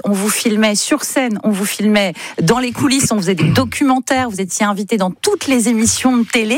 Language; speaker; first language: French; native; French